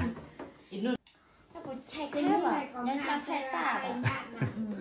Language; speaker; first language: Chinese; non-native, fluent; Lao